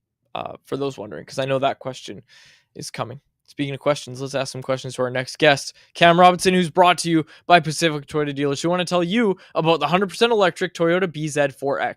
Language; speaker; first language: English; native; English